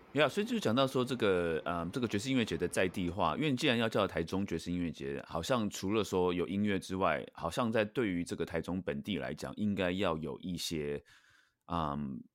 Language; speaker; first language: Chinese; native; Chinese